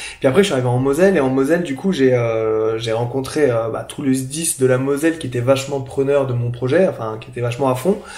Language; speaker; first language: French; native; French